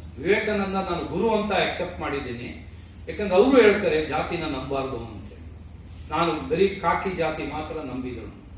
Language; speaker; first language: Kannada; non-native, local second language; Kodava